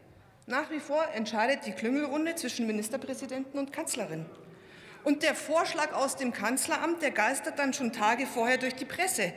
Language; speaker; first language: German; native; German